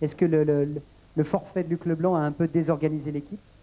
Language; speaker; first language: French; native; French